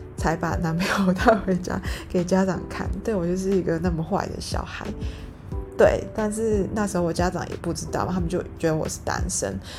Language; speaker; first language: Chinese; native; Chinese